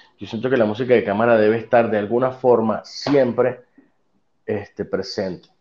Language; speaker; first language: Spanish; native; Spanish